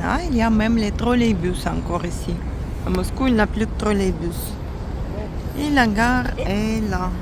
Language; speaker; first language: French; non-native, fluent; Russian